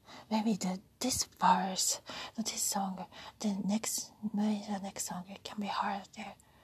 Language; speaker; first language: English; non-native, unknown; Japanese